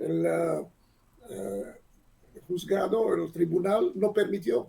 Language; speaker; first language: Spanish; non-native, learner; Hebrew